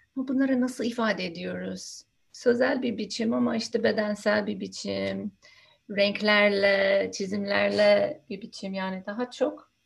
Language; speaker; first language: Turkish; non-native, fluent; English